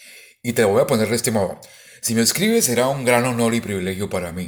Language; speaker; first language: Spanish; native; Spanish